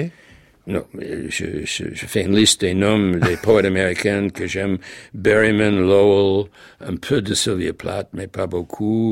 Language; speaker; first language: French; non-native, fluent; English